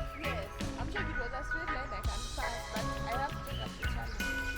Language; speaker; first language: English; non-native, local second language; Swahili